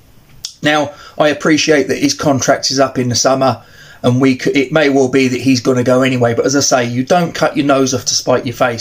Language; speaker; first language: English; native; English